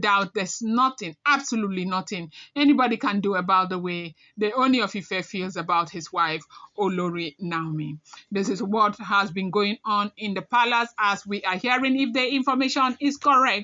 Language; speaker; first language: English; non-native, local second language; Yoruba